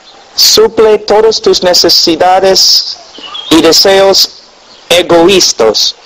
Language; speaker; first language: Spanish; non-native, fluent; English